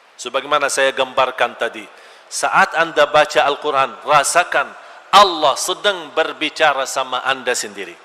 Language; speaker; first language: Malay; non-native, fluent; Arabic